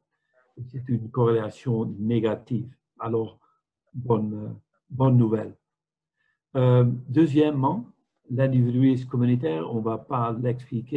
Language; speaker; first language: French; non-native, fluent; Dutch